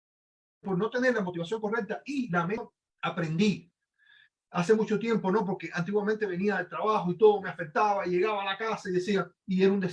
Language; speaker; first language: Spanish; native; Spanish